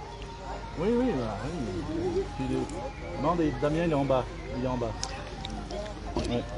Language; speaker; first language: French; native; French